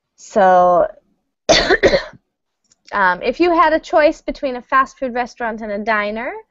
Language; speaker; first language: English; native; English